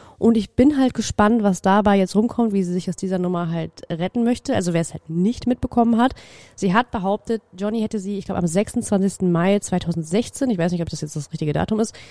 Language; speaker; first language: German; native; German